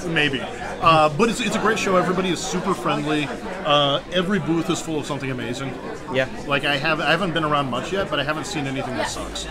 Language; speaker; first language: English; native; English